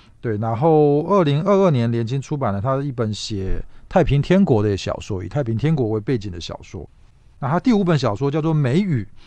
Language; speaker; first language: Chinese; native; Chinese